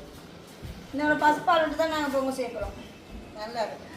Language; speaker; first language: Tamil; native; Tamil